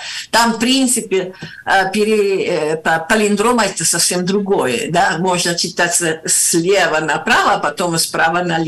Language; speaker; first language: Russian; non-native, fluent; Italian